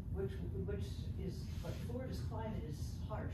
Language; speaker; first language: English; native; English